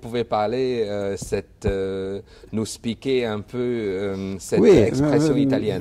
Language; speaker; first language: French; non-native, fluent; Chinese